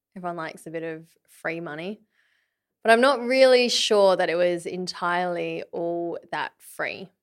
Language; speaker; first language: English; early bilingual, other home language; Vietnamese